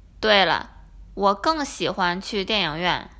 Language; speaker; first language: Chinese; non-native, learner; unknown